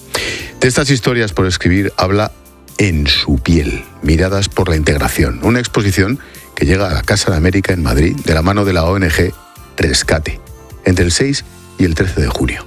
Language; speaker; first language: Spanish; native; Spanish